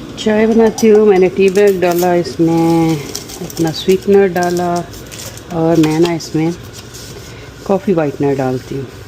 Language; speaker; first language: Urdu; native; Urdu